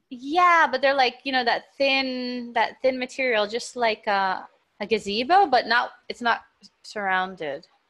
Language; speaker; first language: English; native; English